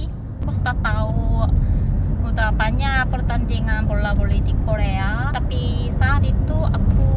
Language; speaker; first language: Indonesian; non-native, fluent; Korean